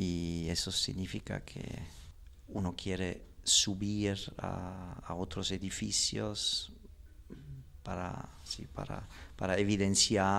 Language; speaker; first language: Spanish; non-native, fluent; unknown